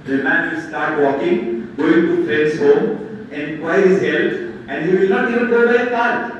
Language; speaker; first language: English; non-native, local second language; Marathi